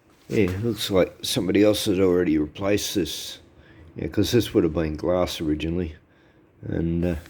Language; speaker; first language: English; native; English